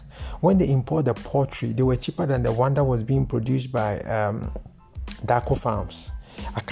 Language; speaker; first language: English; non-native, local second language; Akan